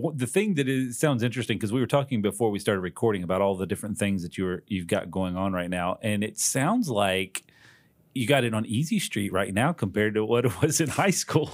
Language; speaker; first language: English; native; English